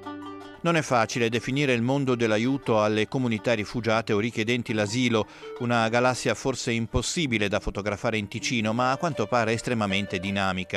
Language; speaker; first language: Italian; native; Italian